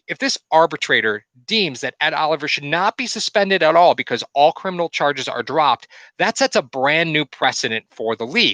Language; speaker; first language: English; native; English